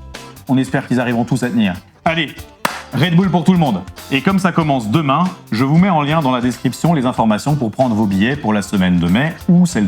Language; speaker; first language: French; native; French